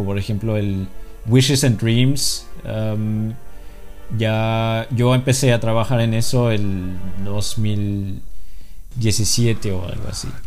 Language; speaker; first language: Spanish; non-native, fluent; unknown